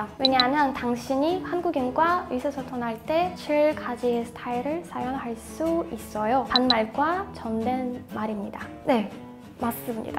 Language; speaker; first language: Korean; non-native, fluent; Russian